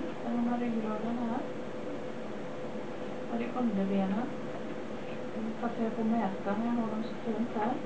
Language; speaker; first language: Swedish; native; Swedish